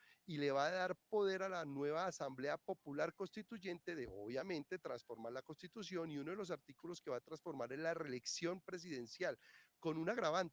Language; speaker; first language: Spanish; native; Spanish